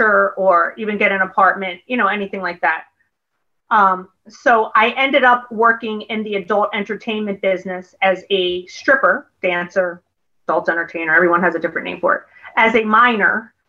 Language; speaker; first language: English; native; English